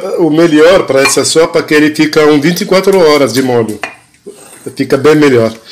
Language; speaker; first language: Portuguese; non-native, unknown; Arabic